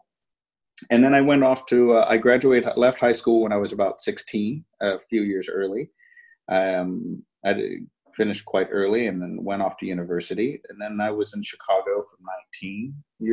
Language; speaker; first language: English; native; English